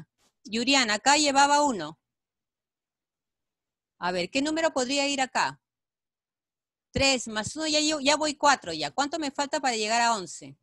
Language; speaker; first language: Spanish; native; Spanish